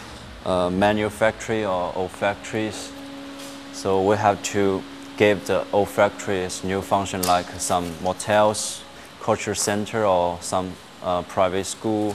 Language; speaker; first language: English; non-native, learner; Chinese